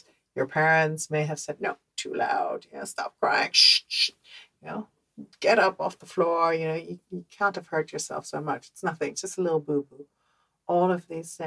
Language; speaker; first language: English; early bilingual, other home language; Dutch